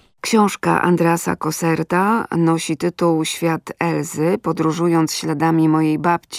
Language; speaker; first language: Polish; native; Polish